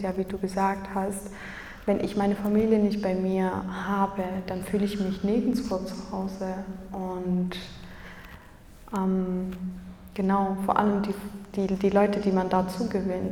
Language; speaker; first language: German; early bilingual, other home language; Kurdish